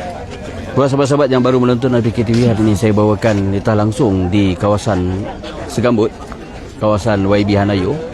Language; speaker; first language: Malay; native; Malay